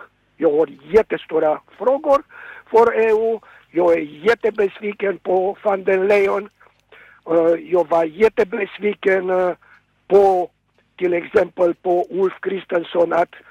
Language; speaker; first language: Swedish; non-native, fluent; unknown